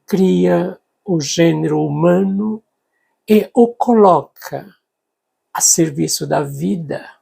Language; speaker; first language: Portuguese; native; Portuguese